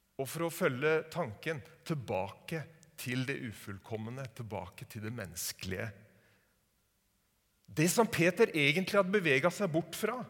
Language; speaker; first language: Norwegian; native; Norwegian